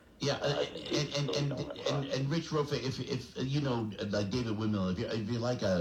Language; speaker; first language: English; native; English